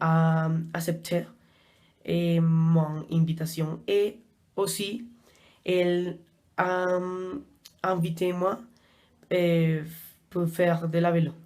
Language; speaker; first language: French; non-native, learner; Spanish